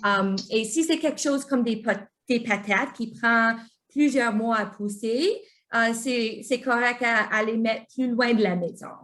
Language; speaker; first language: French; non-native, local second language; English